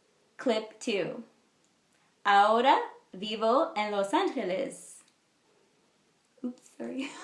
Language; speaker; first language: Spanish; non-native, learner; English